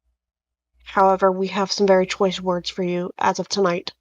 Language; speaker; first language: English; native; English